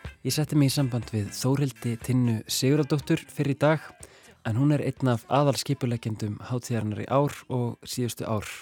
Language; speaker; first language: Icelandic; native; Icelandic